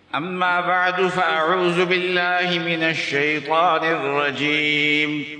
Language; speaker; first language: Urdu; native; Urdu